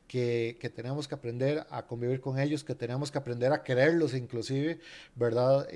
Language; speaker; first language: Spanish; native; Spanish